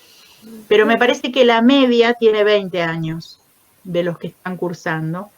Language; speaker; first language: Spanish; native; Spanish